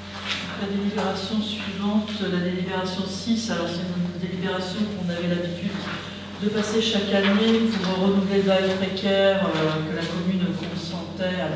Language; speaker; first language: French; native; French